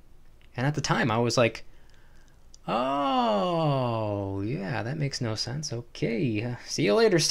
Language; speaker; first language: English; native; English